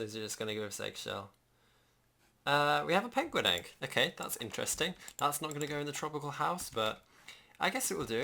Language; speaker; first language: English; native; English